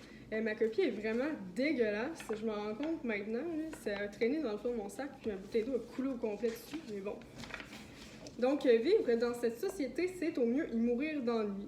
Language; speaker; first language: French; native; French